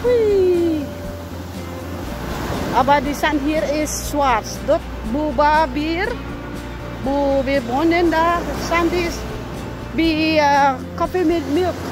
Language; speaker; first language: German; non-native, learner; Filipino